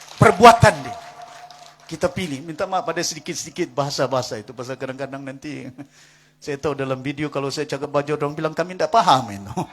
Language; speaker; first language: Malay; non-native, local second language; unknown